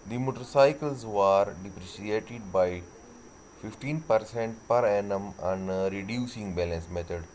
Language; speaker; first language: English; non-native, local second language; Urdu